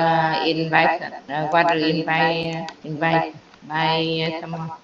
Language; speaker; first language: English; non-native, learner; Vietnamese